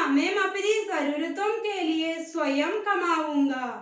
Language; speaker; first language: Hindi; non-native, local second language; Malayalam